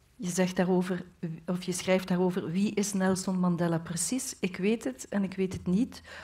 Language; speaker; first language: Dutch; native; Dutch